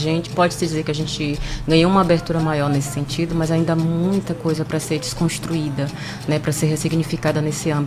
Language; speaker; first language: Portuguese; native; Portuguese